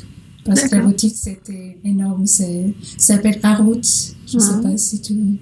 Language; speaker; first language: French; non-native, learner; Portuguese